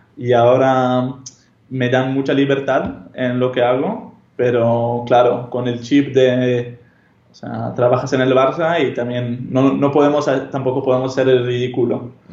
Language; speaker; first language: Spanish; non-native, fluent; Hebrew